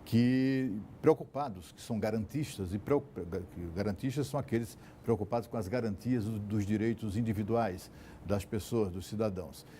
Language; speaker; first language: Portuguese; native; Portuguese